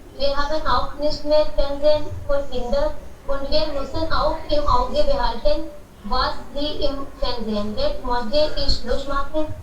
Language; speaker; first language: German; non-native, learner; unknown